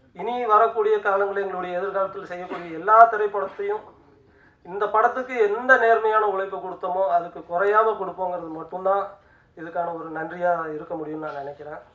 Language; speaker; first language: Tamil; native; Tamil